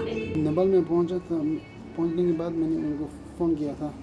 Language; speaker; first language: Hindi; non-native, learner; Tibetan